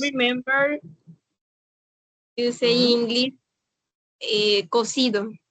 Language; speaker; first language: English; non-native, learner; Spanish